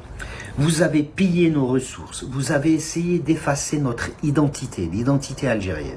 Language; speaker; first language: French; non-native, local second language; Kabyle